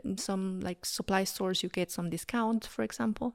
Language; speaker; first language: English; non-native, fluent; Spanish